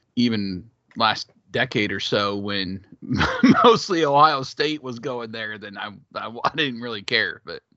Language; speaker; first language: English; native; English